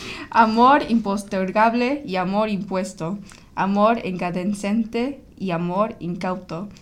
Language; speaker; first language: Spanish; early bilingual, heritage; Spanish